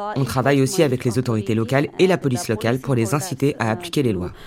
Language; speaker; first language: French; non-native, fluent; Bangla